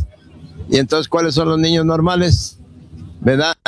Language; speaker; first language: Spanish; native; Spanish